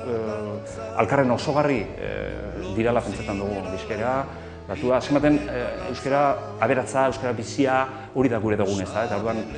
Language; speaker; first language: Basque; native; Basque